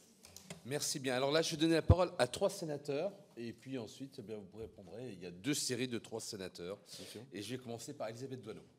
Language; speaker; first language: French; native; French